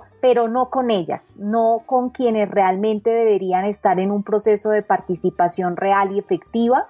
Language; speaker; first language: Spanish; native; Spanish